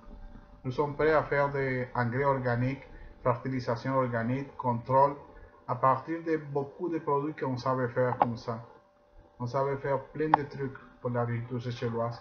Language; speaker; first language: French; non-native, fluent; Spanish